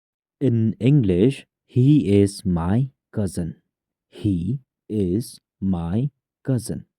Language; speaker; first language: English; non-native, local second language; Khasi